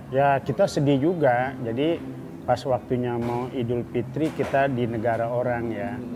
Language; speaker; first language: Indonesian; native; Indonesian